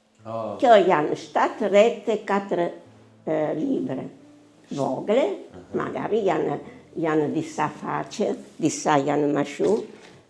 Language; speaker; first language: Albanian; non-native, learner; Italian